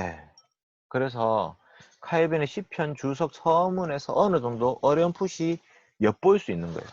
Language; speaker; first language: Korean; native; Korean